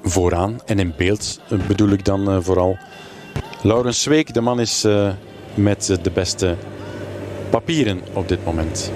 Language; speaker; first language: Dutch; native; Dutch